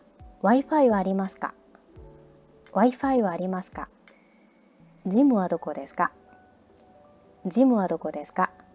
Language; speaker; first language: Japanese; non-native, fluent; Korean